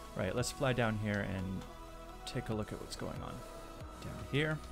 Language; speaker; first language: English; native; English